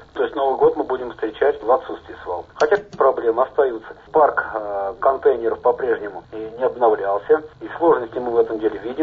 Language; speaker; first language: Russian; native; Russian